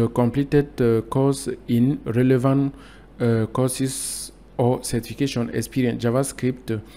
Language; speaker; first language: English; non-native, local second language; French